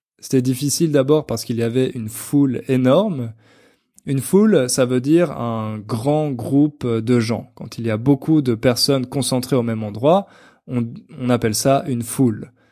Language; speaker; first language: French; native; French